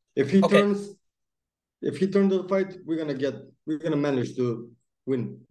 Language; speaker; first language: English; non-native, fluent; Macedonian